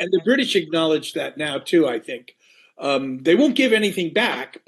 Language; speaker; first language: English; native; English